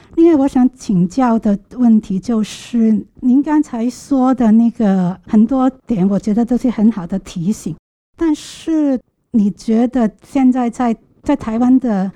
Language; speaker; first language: Chinese; non-native, local second language; Cantonese